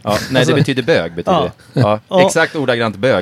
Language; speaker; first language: Swedish; native; Swedish